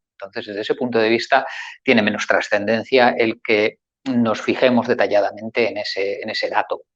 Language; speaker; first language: Spanish; native; Spanish